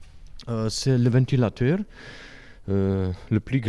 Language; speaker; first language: French; non-native, learner; Slovak